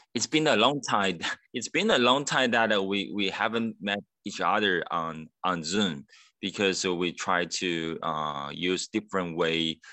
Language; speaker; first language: English; non-native, fluent; Chinese